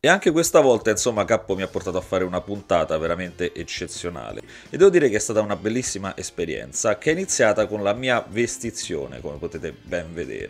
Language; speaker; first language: Italian; native; Italian